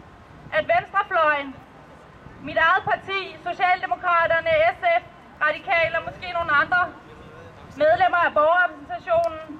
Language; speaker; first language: Danish; early bilingual, other home language; Persian